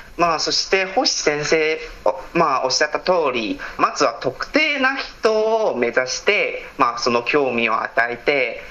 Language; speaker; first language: Japanese; non-native, fluent; Chinese